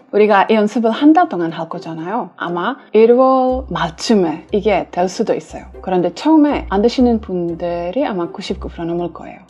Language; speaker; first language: Korean; non-native, fluent; English